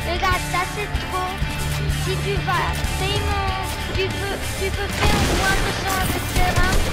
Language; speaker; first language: French; non-native, learner; English